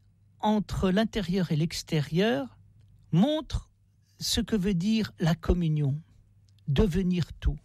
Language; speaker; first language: French; native; French